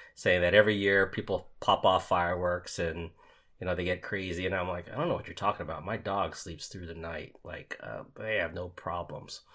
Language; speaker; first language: English; native; English